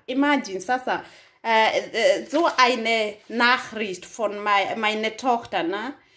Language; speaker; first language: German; non-native, fluent; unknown